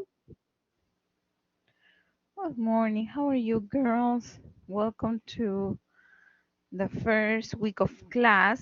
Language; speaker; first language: English; non-native, fluent; Spanish